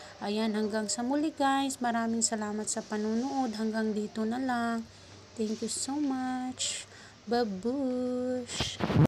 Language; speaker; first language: Filipino; native; Filipino